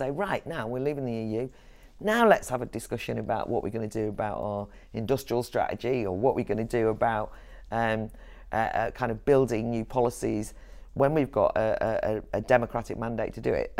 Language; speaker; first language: English; native; English